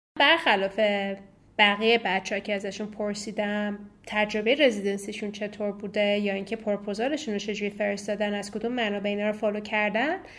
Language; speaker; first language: Persian; native; Persian